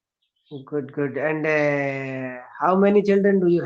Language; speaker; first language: English; non-native, learner; Hindi